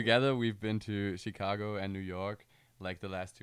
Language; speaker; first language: English; non-native, fluent; German